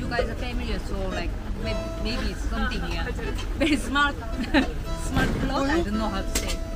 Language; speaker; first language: English; non-native, learner; Korean